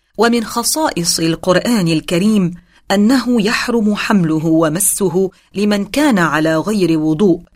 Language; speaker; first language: Arabic; native; Arabic